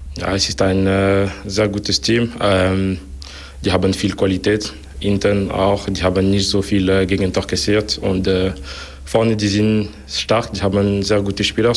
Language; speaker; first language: German; non-native, local second language; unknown